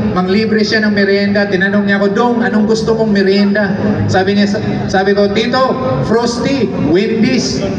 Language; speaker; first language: Filipino; non-native, local second language; Cebuano